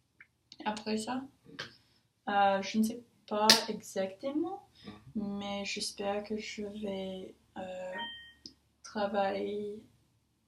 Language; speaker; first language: French; non-native, learner; English